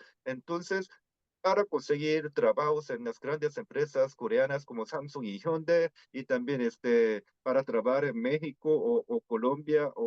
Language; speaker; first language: Spanish; non-native, fluent; Korean